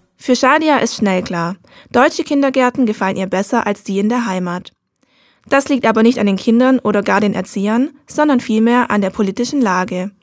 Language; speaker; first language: German; native; German